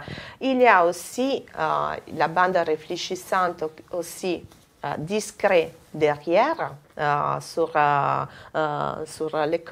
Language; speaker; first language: French; non-native, fluent; Italian